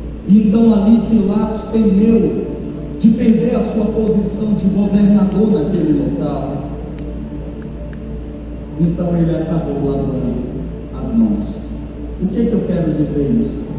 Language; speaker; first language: Portuguese; native; Portuguese